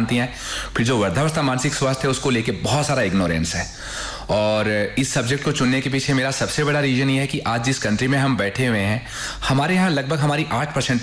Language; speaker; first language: Hindi; native; Hindi